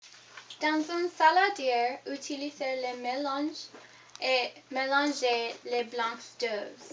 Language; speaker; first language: French; non-native, learner; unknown